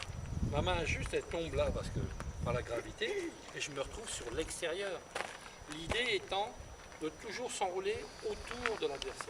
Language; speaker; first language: French; native; French